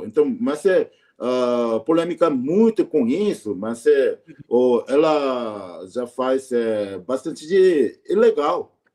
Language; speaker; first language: Portuguese; non-native, learner; Korean